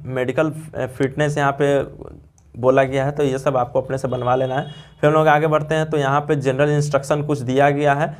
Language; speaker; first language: Hindi; native; Hindi